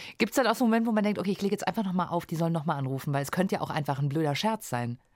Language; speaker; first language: German; native; German